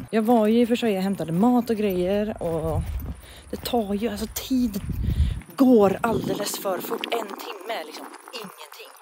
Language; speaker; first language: Swedish; native; Swedish